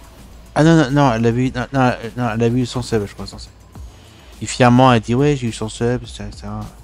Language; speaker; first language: French; native; French